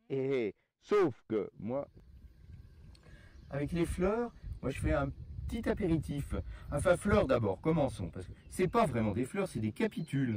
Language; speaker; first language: French; native; French